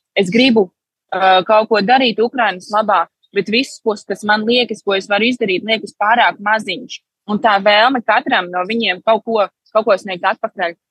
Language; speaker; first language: Latvian; early bilingual, heritage; Latvian